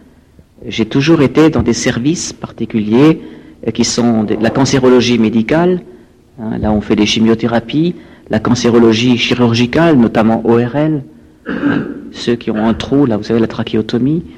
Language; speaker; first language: French; native; French